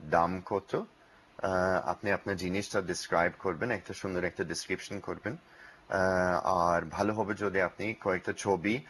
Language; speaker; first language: Bangla; non-native, learner; English